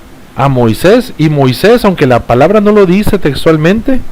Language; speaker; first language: Spanish; native; Spanish